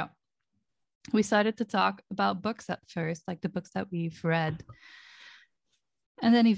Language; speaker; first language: English; non-native, fluent; Dutch